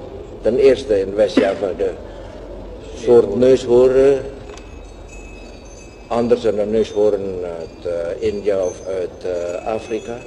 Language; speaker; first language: Dutch; non-native, local second language; Javanese